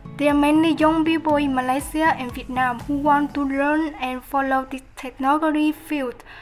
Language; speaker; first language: English; non-native, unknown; Vietnamese